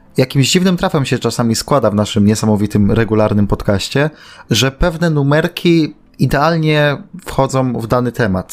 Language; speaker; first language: Polish; native; Polish